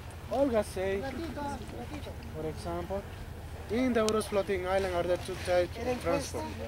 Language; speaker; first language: English; non-native, learner; Spanish